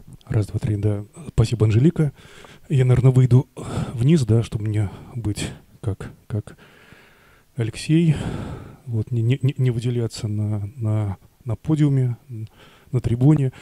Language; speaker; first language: Russian; native; Russian